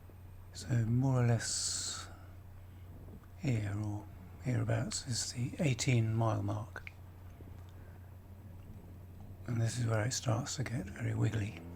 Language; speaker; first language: English; native; English